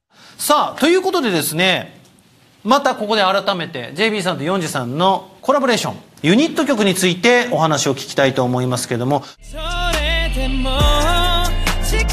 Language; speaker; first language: Japanese; native; Japanese